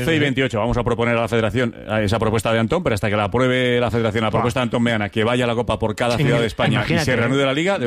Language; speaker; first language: Spanish; native; Spanish